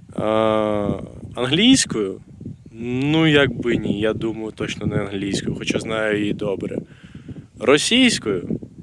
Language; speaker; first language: Ukrainian; non-native, local second language; Russian